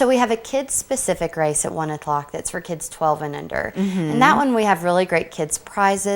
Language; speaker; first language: English; native; English